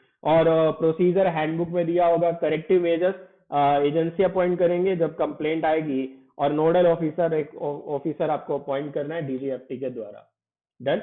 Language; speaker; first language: Hindi; native; Hindi